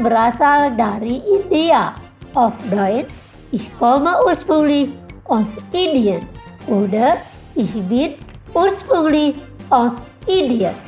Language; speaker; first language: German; non-native, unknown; Indonesian